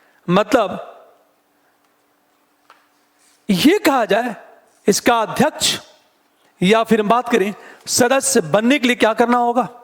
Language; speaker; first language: Hindi; native; Hindi